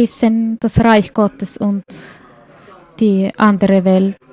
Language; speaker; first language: German; non-native, fluent; Swedish